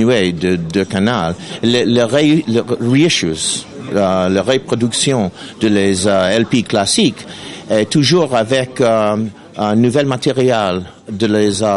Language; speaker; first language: French; non-native, learner; English